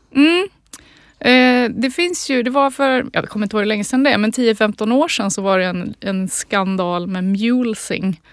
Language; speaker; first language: Swedish; native; Swedish